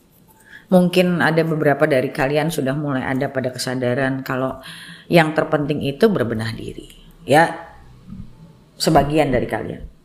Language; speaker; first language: Indonesian; native; Indonesian